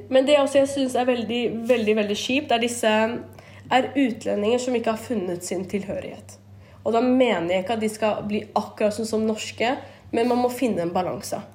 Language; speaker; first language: Norwegian; early bilingual, other home language; Kurdish